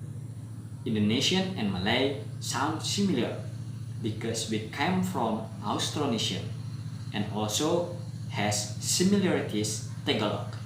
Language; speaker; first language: English; non-native, learner; Indonesian